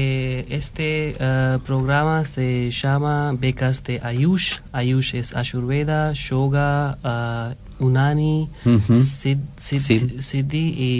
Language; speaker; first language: Spanish; non-native, fluent; Hindi